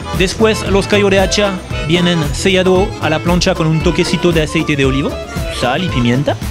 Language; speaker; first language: Spanish; non-native, fluent; French